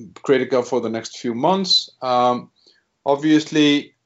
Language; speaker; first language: English; non-native, fluent; Icelandic